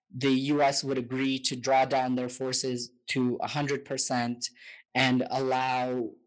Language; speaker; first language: English; native; English